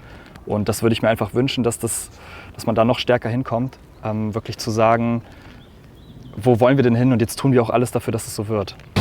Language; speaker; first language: German; native; German